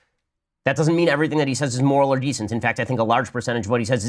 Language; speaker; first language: English; native; English